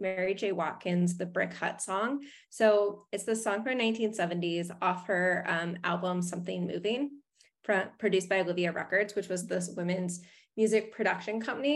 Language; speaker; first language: English; native; English